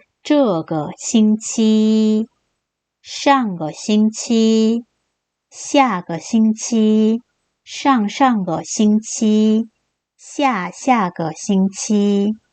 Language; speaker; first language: Chinese; non-native, fluent; Korean